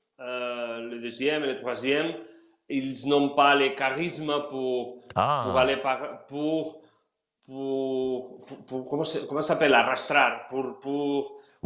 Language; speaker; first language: French; non-native, learner; Spanish